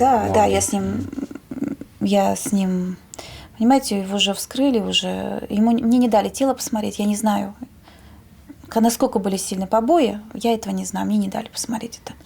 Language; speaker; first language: Russian; native; Russian